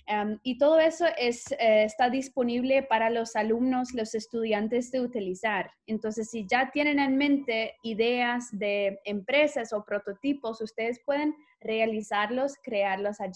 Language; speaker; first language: Spanish; non-native, fluent; English